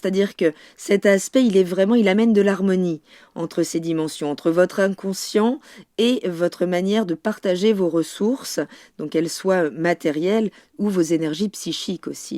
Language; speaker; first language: French; native; French